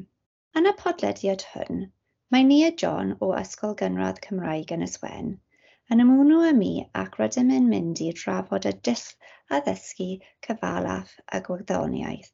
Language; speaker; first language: Welsh; non-native, learner; English